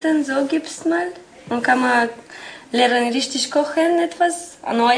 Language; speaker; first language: German; non-native, learner; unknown